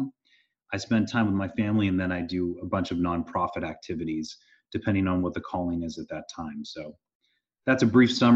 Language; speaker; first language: English; native; English